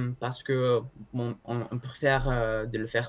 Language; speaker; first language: French; non-native, learner; Spanish